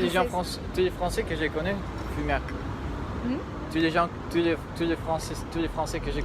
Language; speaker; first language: French; non-native, learner; Spanish